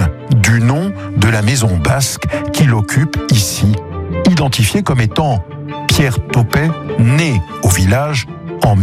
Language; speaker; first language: French; native; French